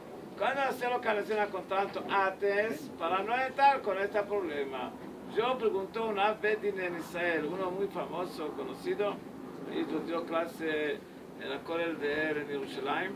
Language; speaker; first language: Spanish; non-native, learner; Hebrew